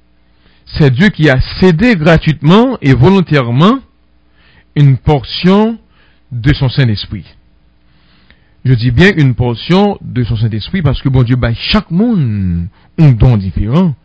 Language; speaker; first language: French; non-native, local second language; Haitian Creole